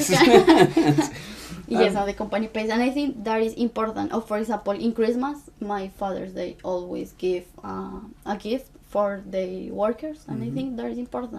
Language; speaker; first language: English; non-native, fluent; Spanish